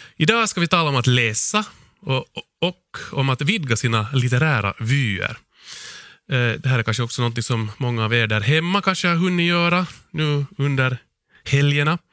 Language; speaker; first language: Swedish; native; Swedish